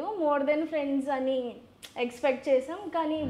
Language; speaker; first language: Telugu; non-native, learner; Gujarati